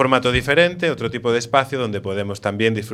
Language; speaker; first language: Spanish; native; Spanish